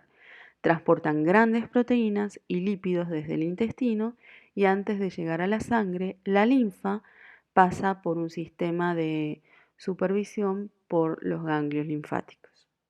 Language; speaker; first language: Spanish; native; Spanish